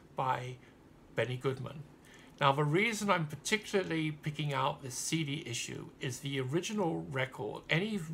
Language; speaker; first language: English; native; English